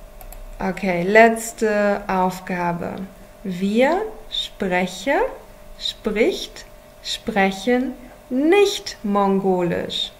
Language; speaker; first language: German; non-native, fluent; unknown